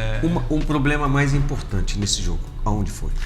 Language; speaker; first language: Portuguese; non-native, fluent; Arabic